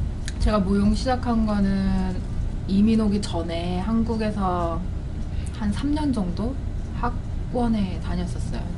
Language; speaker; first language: Korean; early bilingual, other home language; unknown